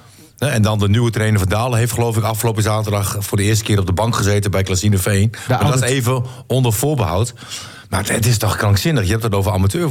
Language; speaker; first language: Dutch; native; Dutch